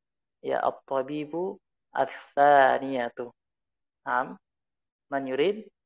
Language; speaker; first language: Arabic; non-native, fluent; Indonesian